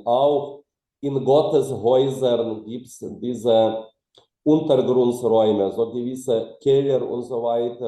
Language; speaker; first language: German; non-native, fluent; Ukrainian